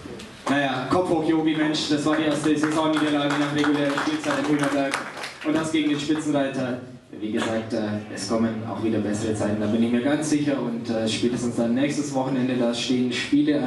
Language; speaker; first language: German; native; German